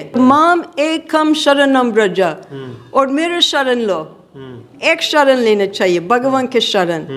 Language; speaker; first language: Hindi; non-native, fluent; English